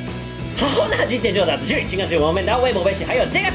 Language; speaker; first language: Chinese; non-native, fluent; Japanese